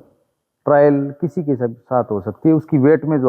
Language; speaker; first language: Hindi; native; Hindi